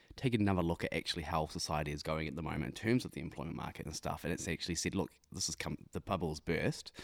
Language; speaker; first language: English; native; English